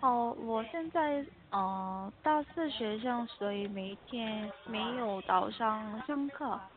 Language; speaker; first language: Chinese; non-native, learner; Korean